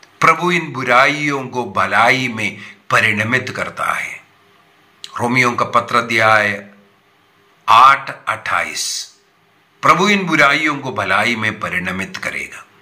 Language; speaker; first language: Hindi; non-native, local second language; Malayalam